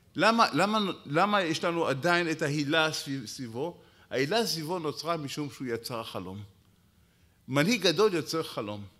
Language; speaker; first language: Hebrew; native; Hebrew